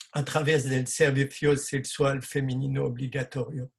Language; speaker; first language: Spanish; non-native, fluent; French